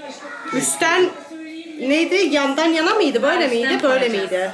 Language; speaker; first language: Turkish; native; Turkish